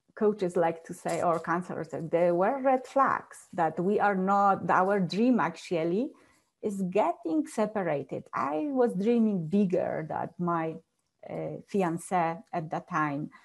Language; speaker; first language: English; non-native, fluent; Polish